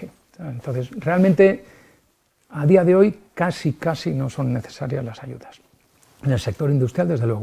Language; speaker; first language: Spanish; native; Spanish